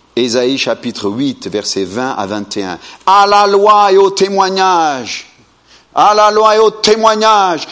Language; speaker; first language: French; non-native, fluent; Amharic